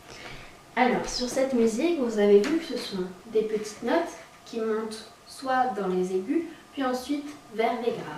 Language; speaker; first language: French; native; French